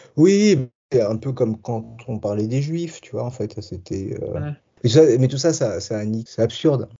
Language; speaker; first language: French; early bilingual, other home language; Tachelhit